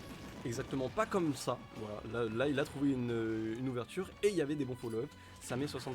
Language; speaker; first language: French; native; French